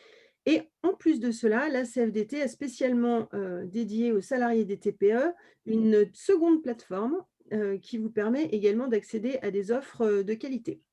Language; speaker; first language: French; native; French